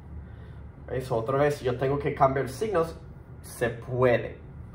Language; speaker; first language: Spanish; early bilingual, heritage; Spanish